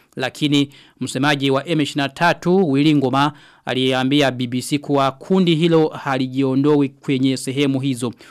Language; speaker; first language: Swahili; non-native, local second language; Rundi